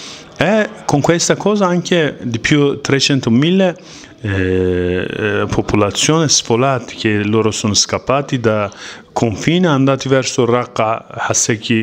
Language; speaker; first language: Italian; non-native, learner; Kurdish